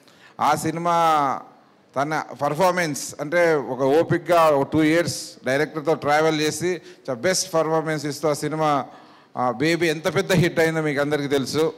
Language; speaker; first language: Telugu; native; Telugu